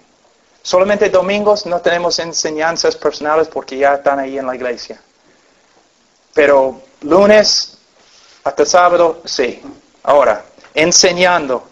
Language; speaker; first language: Spanish; non-native, fluent; English